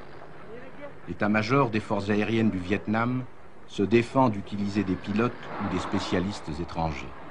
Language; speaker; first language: French; native; French